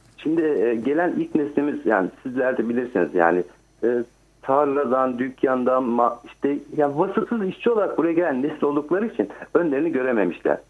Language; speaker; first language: Turkish; native; Turkish